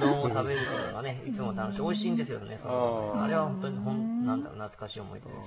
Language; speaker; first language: Japanese; native; Japanese